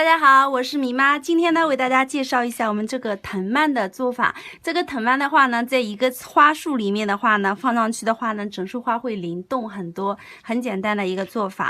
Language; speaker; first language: Chinese; native; Chinese